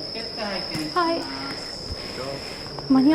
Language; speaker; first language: Japanese; non-native, fluent; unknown